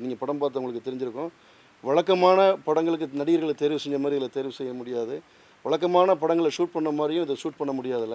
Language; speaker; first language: Tamil; native; Tamil